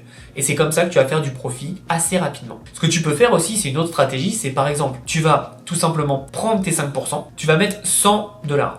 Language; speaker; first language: French; native; French